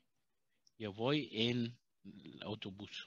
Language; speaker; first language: Spanish; non-native, learner; German